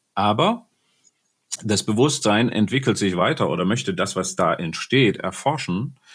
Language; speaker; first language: German; native; German